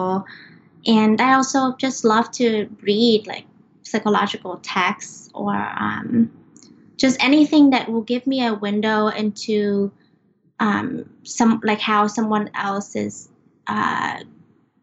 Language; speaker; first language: English; non-native, fluent; Vietnamese